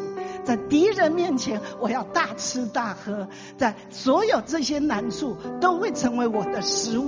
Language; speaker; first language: Chinese; native; Chinese